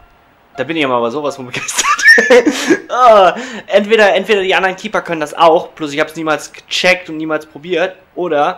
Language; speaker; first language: German; native; German